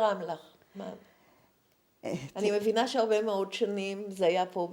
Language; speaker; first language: Hebrew; native; Hebrew